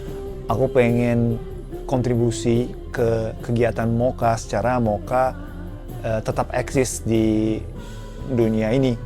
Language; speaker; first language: Indonesian; non-native, fluent; Japanese